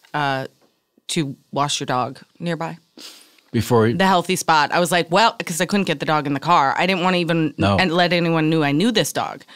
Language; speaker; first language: English; native; English